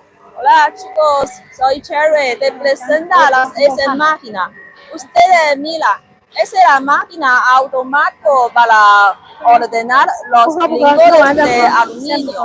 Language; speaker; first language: Spanish; non-native, learner; Chinese